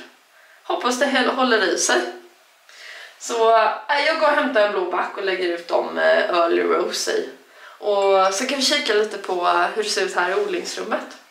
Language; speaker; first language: Swedish; native; Swedish